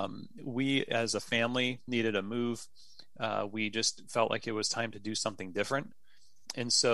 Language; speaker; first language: English; native; English